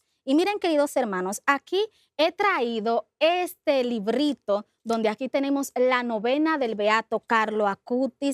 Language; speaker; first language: Spanish; native; Spanish